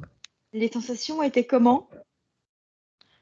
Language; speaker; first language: French; native; French